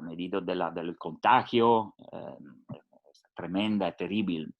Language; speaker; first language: Spanish; non-native, learner; Italian